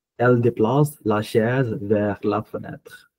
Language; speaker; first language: French; non-native, learner; Punjabi